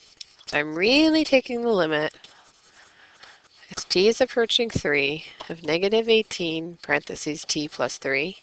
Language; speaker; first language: English; native; English